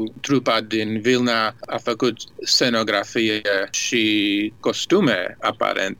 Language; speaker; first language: Romanian; early bilingual, heritage; Romanian